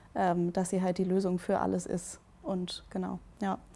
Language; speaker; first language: German; native; German